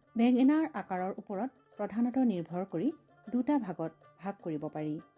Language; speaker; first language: Assamese; native; Assamese